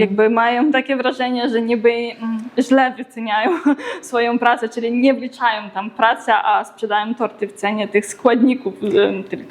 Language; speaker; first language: Polish; native; Polish